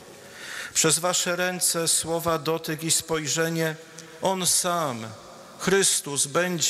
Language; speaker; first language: Polish; native; Polish